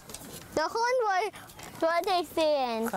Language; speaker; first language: German; early bilingual, heritage; German